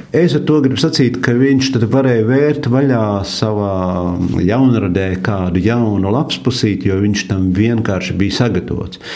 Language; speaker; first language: Latvian; native; Latvian